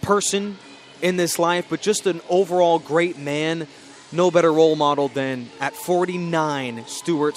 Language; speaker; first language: English; native; English